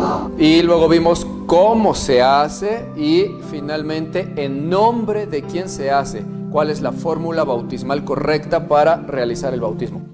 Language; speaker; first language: Spanish; native; Spanish